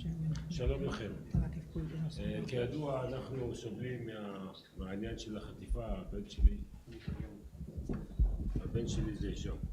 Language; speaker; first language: Hebrew; non-native, local second language; Arabic